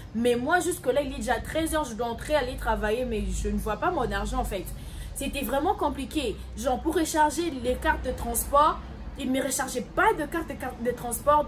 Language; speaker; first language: French; non-native, local second language; Lingala